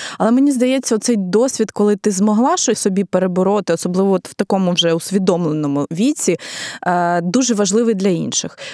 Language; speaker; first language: Ukrainian; native; Ukrainian